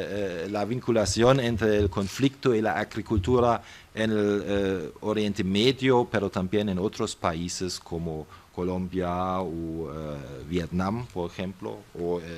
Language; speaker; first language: Spanish; non-native, fluent; German